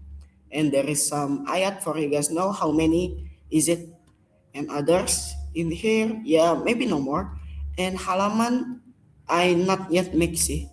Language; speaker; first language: English; non-native, learner; Indonesian